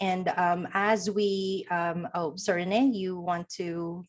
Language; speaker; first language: English; non-native, local second language; Filipino